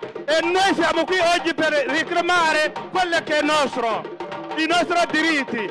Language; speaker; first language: Italian; non-native, fluent; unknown